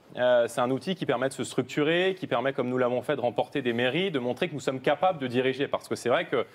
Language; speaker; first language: French; native; French